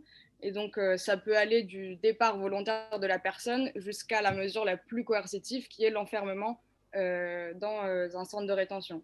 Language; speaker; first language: French; native; French